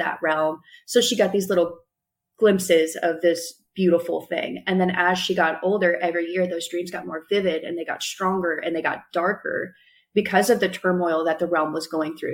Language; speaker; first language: English; native; English